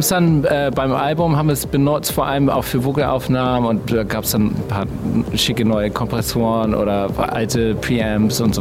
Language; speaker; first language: German; native; German